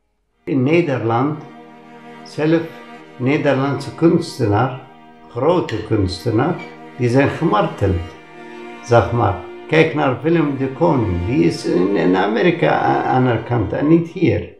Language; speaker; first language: Dutch; non-native, fluent; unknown